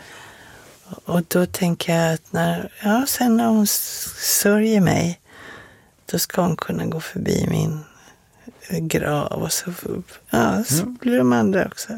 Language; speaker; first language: Swedish; native; Swedish